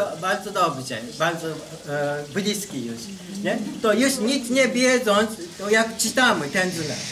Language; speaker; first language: Polish; non-native, learner; Japanese